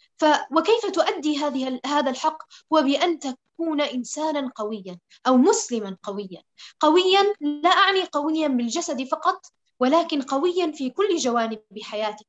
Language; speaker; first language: Arabic; native; Arabic